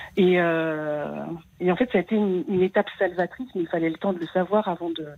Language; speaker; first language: French; native; French